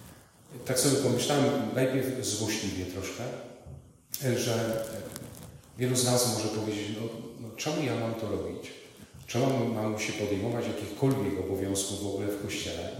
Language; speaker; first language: Polish; native; Polish